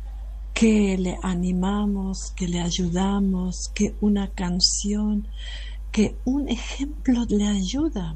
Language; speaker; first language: Spanish; non-native, fluent; German